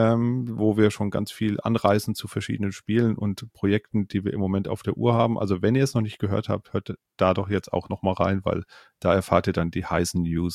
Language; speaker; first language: German; native; German